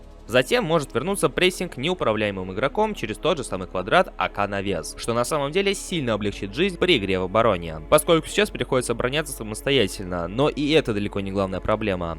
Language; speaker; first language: Russian; native; Russian